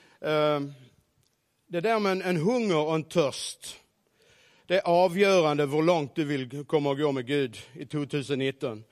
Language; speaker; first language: Norwegian; non-native, fluent; Swedish